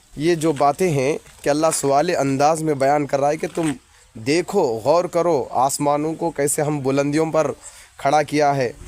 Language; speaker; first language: Urdu; native; Urdu